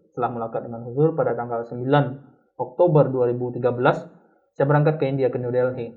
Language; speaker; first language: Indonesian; native; Indonesian